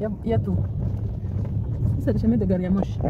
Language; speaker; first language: French; non-native, learner; Kinyarwanda